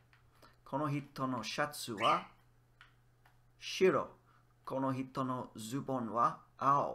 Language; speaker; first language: Japanese; non-native, learner; English